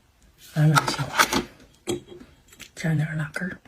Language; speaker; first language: Chinese; native; Chinese